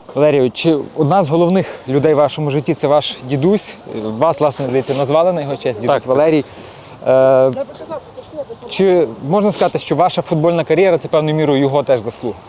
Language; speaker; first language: Ukrainian; native; Ukrainian